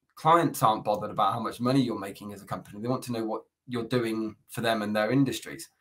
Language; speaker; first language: English; native; English